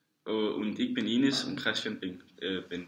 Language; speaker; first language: German; non-native, learner; Danish